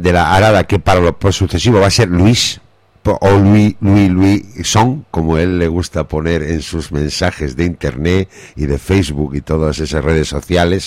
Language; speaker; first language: Spanish; native; Spanish